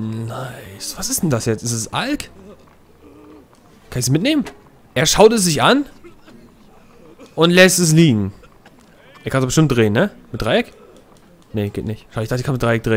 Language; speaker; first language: German; native; German